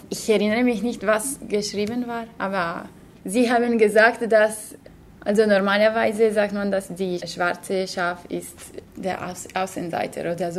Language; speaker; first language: German; non-native, fluent; Slovenian